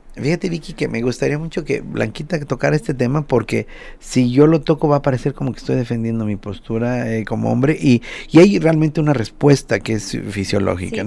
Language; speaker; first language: Spanish; native; Spanish